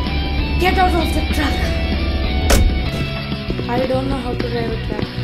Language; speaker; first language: English; non-native, local second language; Telugu